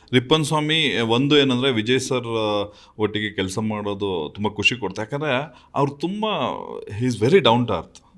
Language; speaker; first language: Kannada; native; Kannada